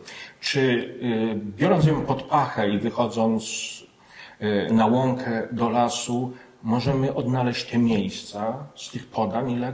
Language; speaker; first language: Polish; native; Polish